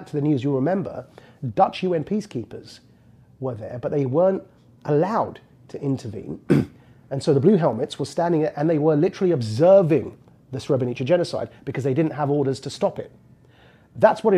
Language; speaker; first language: English; native; English